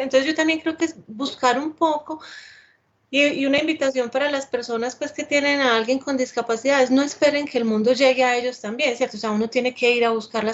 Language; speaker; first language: Spanish; native; Spanish